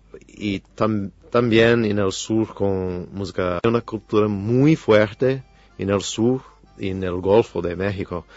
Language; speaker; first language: Spanish; non-native, fluent; English